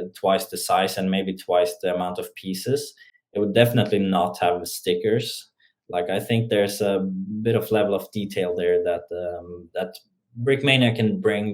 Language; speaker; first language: English; non-native, fluent; Norwegian